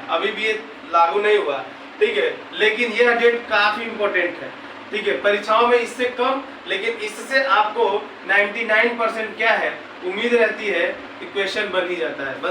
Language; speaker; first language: Hindi; native; Hindi